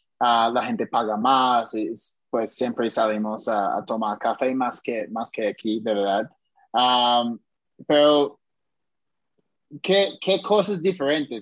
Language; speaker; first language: Spanish; non-native, fluent; English